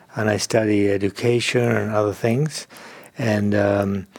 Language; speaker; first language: English; non-native, fluent; Spanish